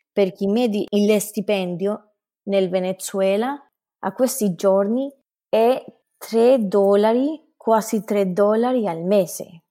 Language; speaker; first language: Italian; non-native, fluent; Spanish